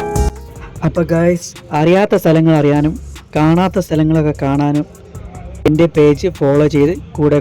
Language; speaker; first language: Malayalam; native; Malayalam